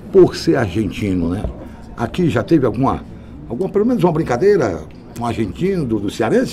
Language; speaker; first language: Portuguese; native; Portuguese